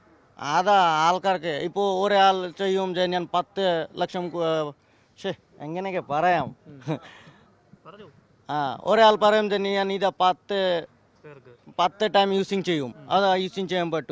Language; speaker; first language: Malayalam; non-native, local second language; Assamese